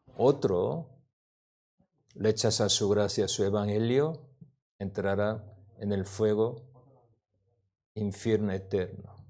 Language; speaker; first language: Spanish; non-native, learner; Korean